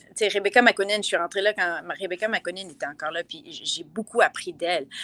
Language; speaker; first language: French; native; French